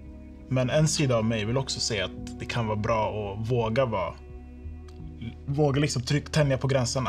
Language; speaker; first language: Swedish; early bilingual, other home language; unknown